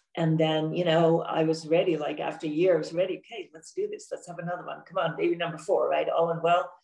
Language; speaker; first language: English; non-native, fluent; Dutch